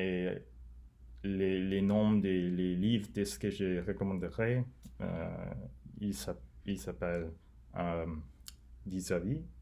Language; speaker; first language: French; non-native, learner; English